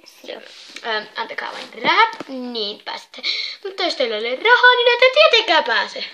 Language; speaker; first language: Finnish; native; Finnish